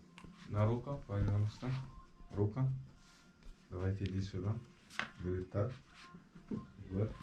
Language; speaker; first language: Russian; non-native, learner; Arabic